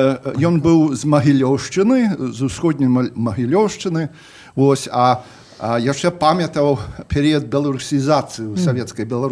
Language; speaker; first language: Belarusian; non-native, fluent; English